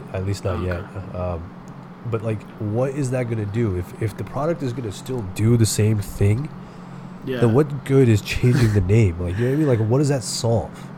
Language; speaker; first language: English; early bilingual, other home language; Hindi